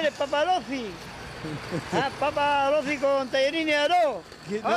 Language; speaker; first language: Spanish; native; Spanish